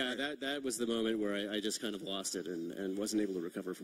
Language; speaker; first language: English; native; English